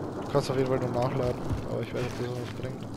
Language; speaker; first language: German; native; German